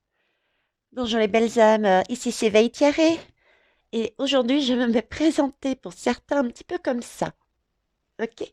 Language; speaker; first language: French; native; French